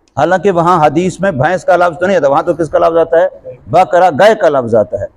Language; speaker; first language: Urdu; non-native, local second language; Saraiki